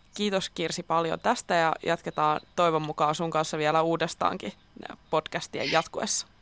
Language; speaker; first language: Finnish; native; Finnish